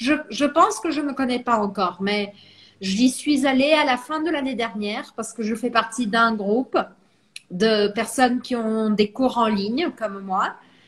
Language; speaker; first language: French; non-native, fluent; Portuguese